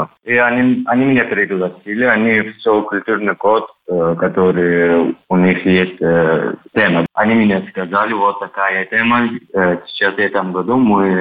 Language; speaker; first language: Russian; non-native, learner; Turkish